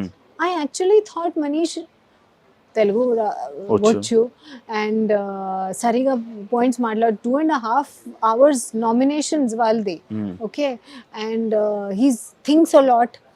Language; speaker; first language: Telugu; non-native, learner; Hindi